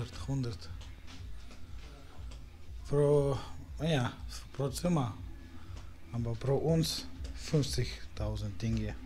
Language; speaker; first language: German; non-native, learner; Russian